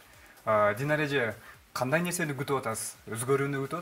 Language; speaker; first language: Kyrgyz; native; Kyrgyz